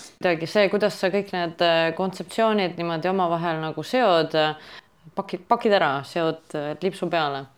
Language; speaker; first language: Estonian; native; Estonian